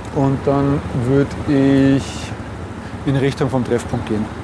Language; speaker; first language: German; native; German